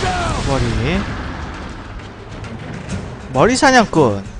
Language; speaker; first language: Korean; native; Korean